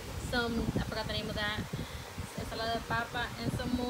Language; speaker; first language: English; early bilingual, other home language; Spanish